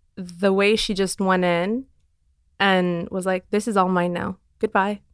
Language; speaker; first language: English; non-native, fluent; Armenian